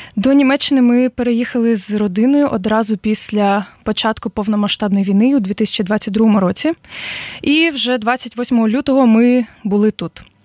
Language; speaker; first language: Ukrainian; native; Ukrainian